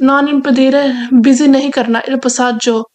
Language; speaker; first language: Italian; non-native, fluent; Urdu